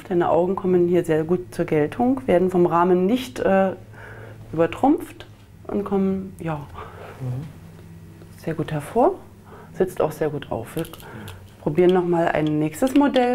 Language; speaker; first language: German; native; German